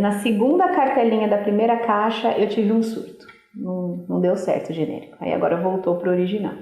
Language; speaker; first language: Portuguese; native; Portuguese